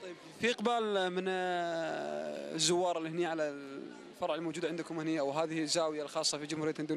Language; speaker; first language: Arabic; native; Arabic